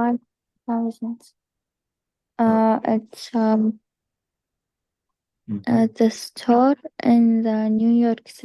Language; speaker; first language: English; non-native, learner; Arabic